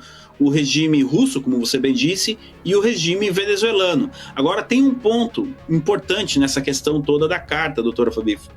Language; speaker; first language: Portuguese; native; Portuguese